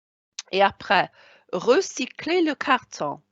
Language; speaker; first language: French; non-native, fluent; Welsh